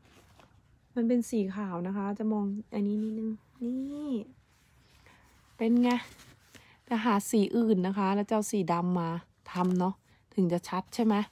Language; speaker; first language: Thai; native; Thai